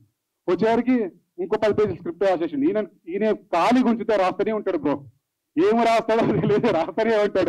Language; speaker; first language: Telugu; native; Telugu